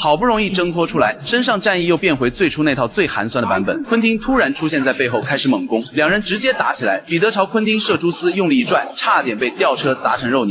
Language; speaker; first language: Chinese; native; Chinese